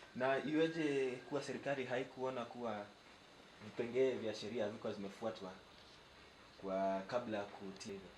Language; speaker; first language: Swahili; native; Swahili